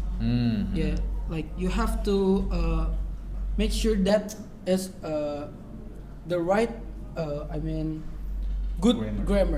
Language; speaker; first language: English; non-native, learner; Indonesian